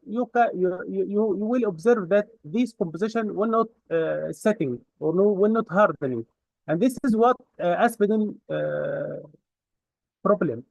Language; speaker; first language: English; non-native, fluent; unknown